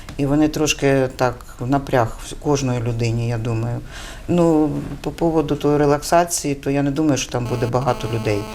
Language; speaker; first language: Ukrainian; native; Ukrainian